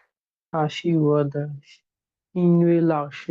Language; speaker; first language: Chinese; non-native, learner; Bangla